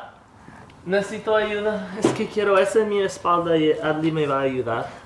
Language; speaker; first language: Spanish; non-native, fluent; English